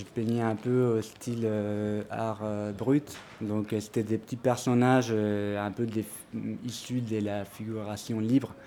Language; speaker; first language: French; non-native, fluent; Spanish